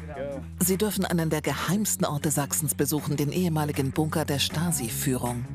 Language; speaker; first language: German; native; German